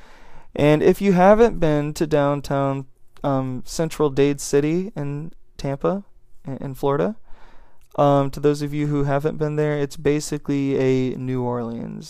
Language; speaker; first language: English; native; English